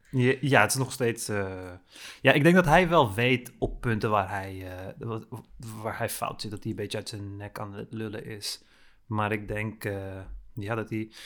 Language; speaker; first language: Dutch; early bilingual, other home language; Turkish